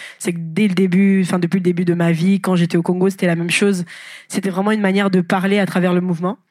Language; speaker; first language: French; non-native, local second language; Lingala